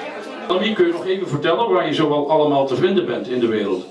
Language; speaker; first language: Dutch; native; Dutch